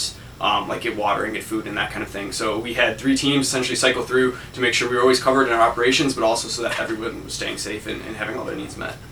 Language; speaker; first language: English; native; English